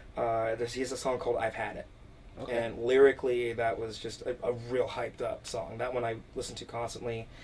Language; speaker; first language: English; native; English